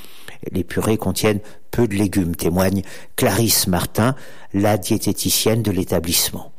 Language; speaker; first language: French; native; French